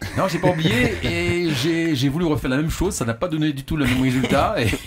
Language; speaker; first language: French; native; French